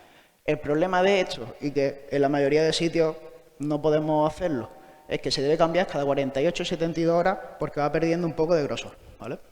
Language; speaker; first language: Spanish; native; Spanish